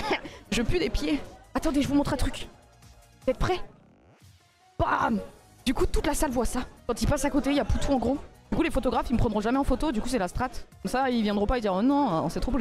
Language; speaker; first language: French; native; French